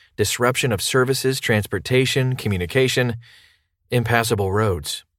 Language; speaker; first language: English; native; English